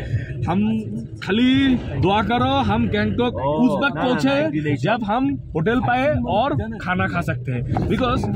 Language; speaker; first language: Hindi; non-native, learner; Bangla